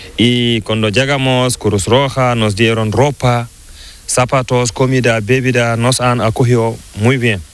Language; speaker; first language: Spanish; non-native, learner; Fula